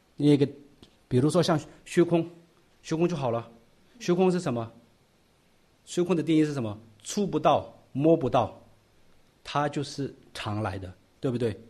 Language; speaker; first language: Chinese; non-native, local second language; Tibetan